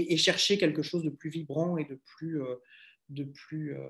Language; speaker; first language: French; native; French